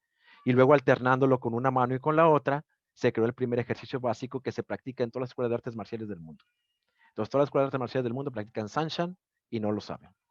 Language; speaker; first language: Spanish; native; Spanish